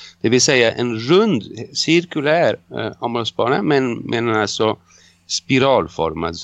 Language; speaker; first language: Swedish; non-native, fluent; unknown